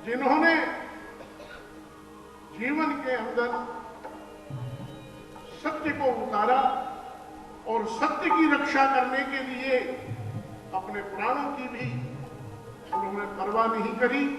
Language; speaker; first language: Hindi; native; Hindi